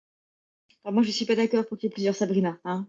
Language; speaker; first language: French; native; French